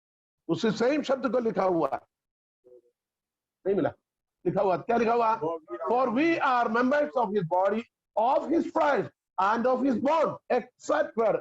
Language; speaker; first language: Hindi; non-native, local second language; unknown